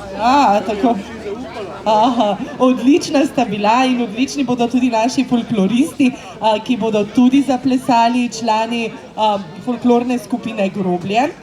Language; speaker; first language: Slovenian; native; Slovenian